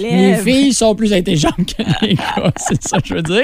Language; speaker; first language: French; native; French